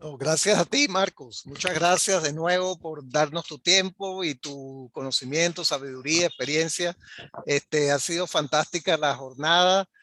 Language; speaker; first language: Spanish; native; Spanish